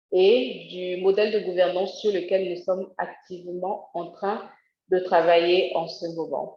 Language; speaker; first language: French; native; French